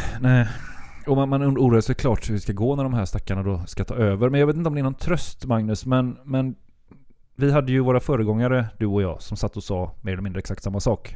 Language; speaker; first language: Swedish; native; Swedish